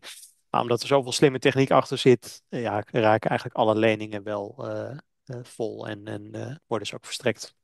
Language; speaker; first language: Dutch; native; Dutch